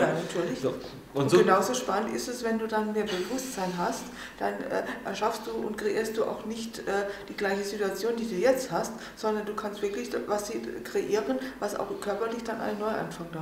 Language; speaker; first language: German; native; German